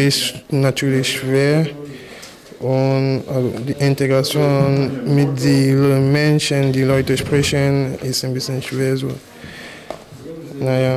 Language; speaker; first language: German; non-native, learner; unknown